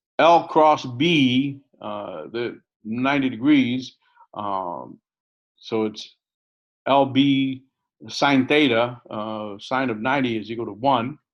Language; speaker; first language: English; native; English